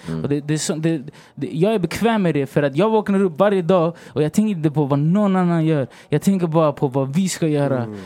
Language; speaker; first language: Swedish; early bilingual, other home language; Spanish